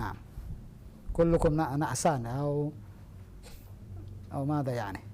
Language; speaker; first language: Arabic; non-native, fluent; Indonesian